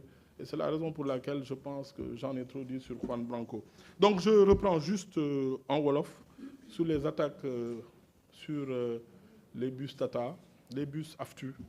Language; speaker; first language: French; non-native, local second language; Wolof